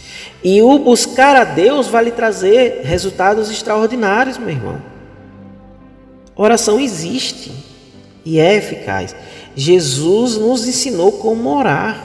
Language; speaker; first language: Portuguese; native; Portuguese